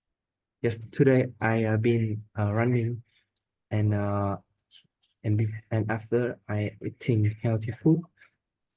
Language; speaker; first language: English; non-native, learner; Vietnamese